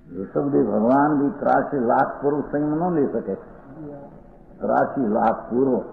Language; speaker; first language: Hindi; non-native, local second language; Gujarati